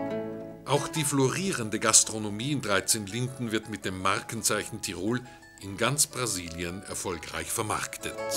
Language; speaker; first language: German; native; German